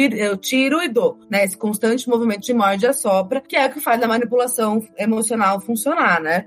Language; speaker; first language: Portuguese; native; Portuguese